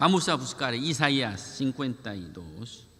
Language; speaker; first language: Spanish; non-native, learner; Korean